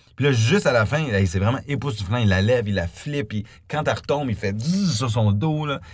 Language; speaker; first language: French; native; French